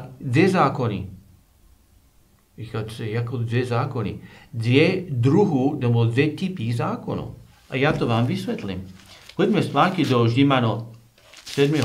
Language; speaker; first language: Czech; non-native, learner; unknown